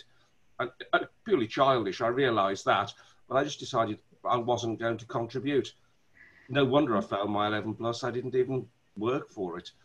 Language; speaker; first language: English; native; English